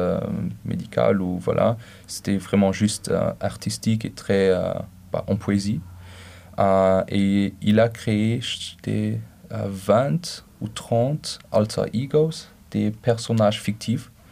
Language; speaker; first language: French; non-native, local second language; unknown